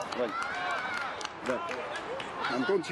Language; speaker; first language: Russian; native; Russian